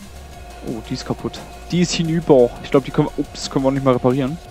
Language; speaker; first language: German; native; German